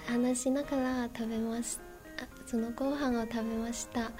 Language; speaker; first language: Japanese; non-native, learner; Chinese